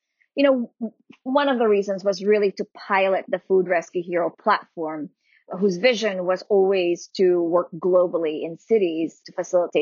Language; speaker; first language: English; non-native, local second language; Filipino